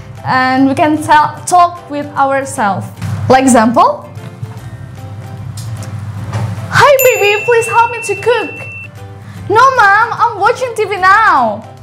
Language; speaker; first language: English; non-native, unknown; Indonesian